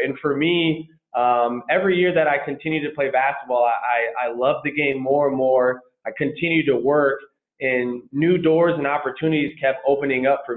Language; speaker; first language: English; native; English